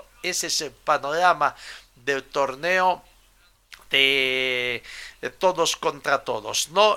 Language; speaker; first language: Spanish; native; Spanish